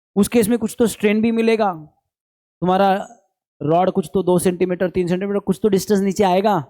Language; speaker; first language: Hindi; non-native, local second language; Marathi